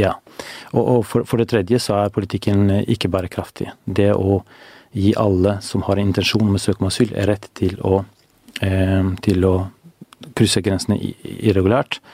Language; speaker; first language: Norwegian; non-native, fluent; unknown